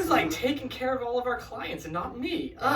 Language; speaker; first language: English; native; English